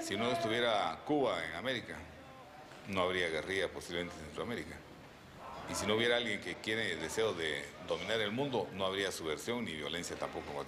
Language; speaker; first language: Spanish; native; Spanish